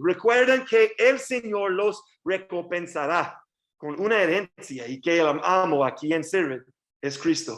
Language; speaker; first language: Spanish; non-native, learner; English